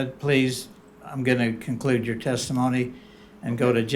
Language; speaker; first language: English; native; English